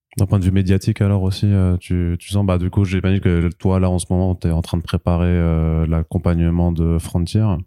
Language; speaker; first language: French; native; French